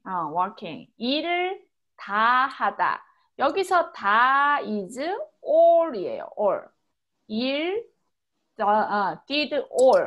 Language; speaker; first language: Korean; native; Korean